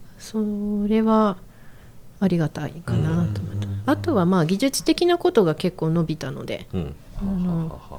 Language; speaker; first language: Japanese; native; Japanese